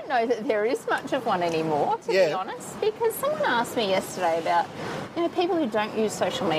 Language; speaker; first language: English; native; English